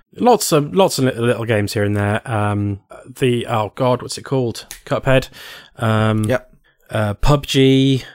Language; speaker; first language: English; native; English